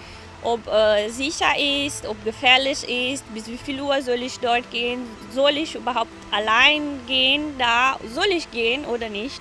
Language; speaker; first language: German; non-native, fluent; Portuguese